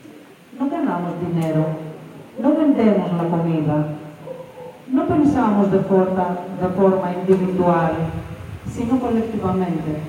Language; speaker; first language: Spanish; non-native, fluent; Greek